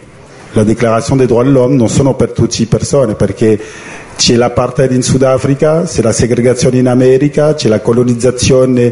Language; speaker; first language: Italian; non-native, fluent; French